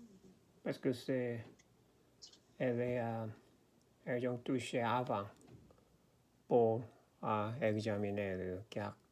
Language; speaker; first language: French; non-native, learner; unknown